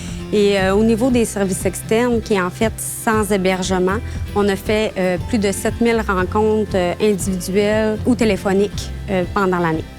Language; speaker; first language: French; native; French